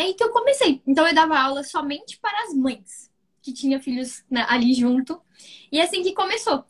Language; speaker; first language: Portuguese; native; Portuguese